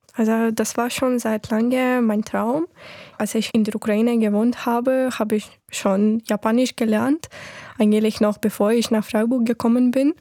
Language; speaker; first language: German; non-native, fluent; Ukrainian